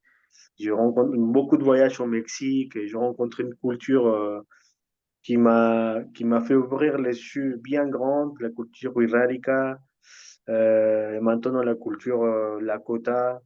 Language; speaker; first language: French; non-native, fluent; Spanish